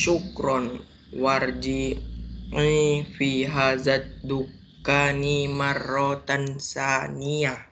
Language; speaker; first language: Arabic; non-native, learner; Indonesian